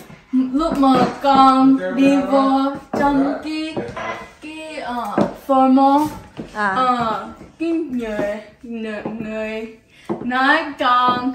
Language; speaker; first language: Vietnamese; early bilingual, heritage; English